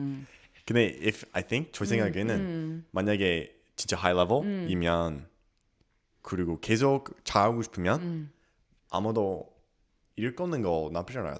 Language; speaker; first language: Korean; non-native, learner; English